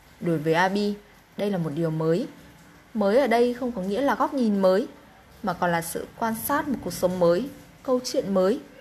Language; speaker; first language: Vietnamese; native; Vietnamese